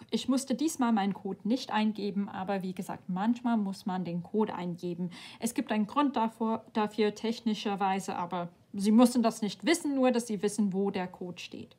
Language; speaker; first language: German; non-native, fluent; English